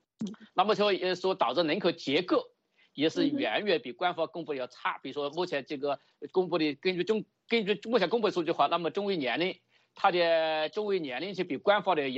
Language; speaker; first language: Chinese; native; Chinese